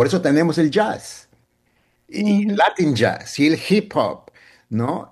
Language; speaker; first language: Spanish; early bilingual, heritage; Spanish